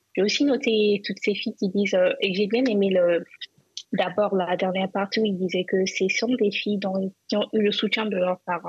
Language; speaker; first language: French; non-native, local second language; Hausa